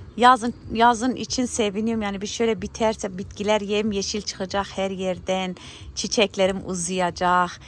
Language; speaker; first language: Turkish; early bilingual, heritage; Turkish